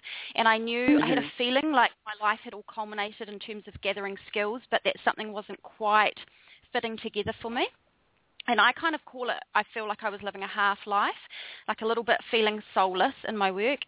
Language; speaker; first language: English; native; English